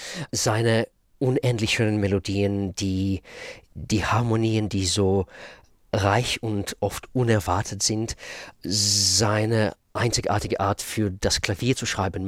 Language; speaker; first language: German; non-native, fluent; Russian